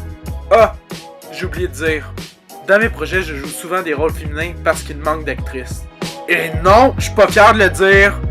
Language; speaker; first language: French; native; French